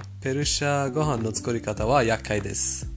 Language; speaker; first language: Japanese; non-native, fluent; Persian